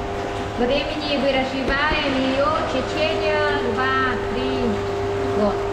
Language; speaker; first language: Russian; non-native, learner; Vietnamese